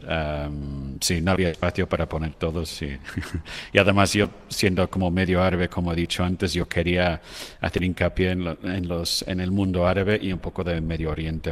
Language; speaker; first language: Spanish; non-native, fluent; English